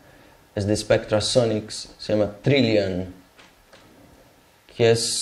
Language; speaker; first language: Spanish; non-native, fluent; Portuguese